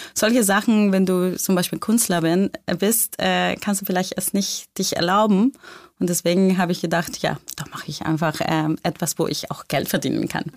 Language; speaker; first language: German; non-native, fluent; Spanish